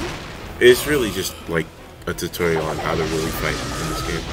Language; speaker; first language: English; native; English